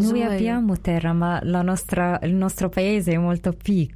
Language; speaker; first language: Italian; non-native, fluent; Arabic